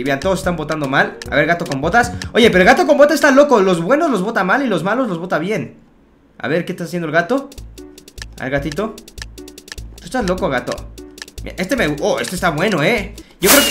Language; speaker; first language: Spanish; native; Spanish